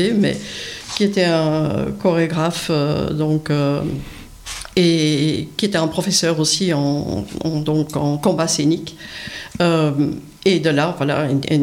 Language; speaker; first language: French; native; French